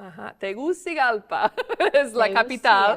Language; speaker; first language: Spanish; non-native, fluent; English